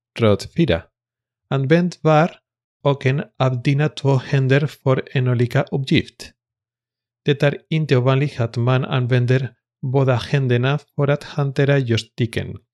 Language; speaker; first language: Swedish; non-native, fluent; Spanish